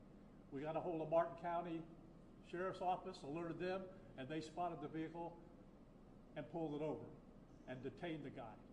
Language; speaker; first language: English; native; English